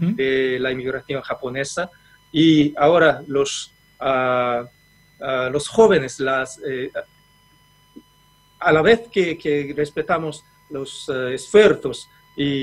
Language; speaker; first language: Spanish; non-native, fluent; Japanese